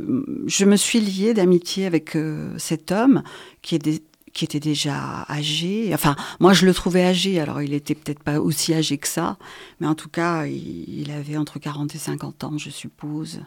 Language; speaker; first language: French; native; French